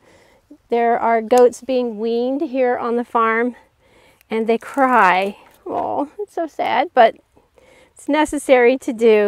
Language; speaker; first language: English; native; English